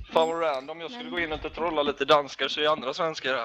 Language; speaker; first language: Swedish; native; Swedish